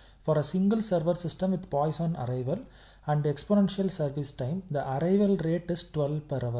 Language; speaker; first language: English; non-native, local second language; Tamil